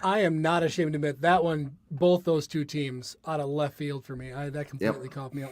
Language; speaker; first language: English; native; English